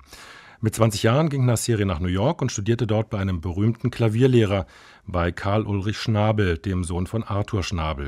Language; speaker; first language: German; native; German